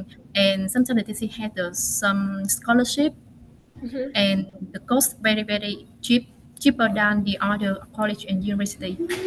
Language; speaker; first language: English; non-native, learner; Vietnamese